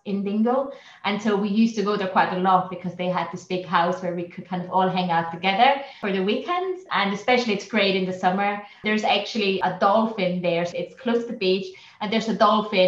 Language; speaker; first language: English; non-native, fluent; German